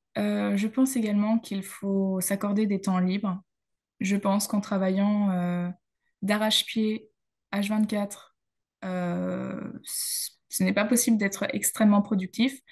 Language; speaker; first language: French; native; French